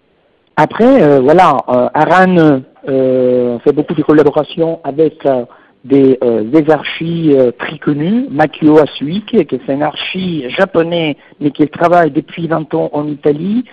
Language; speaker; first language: French; non-native, fluent; Italian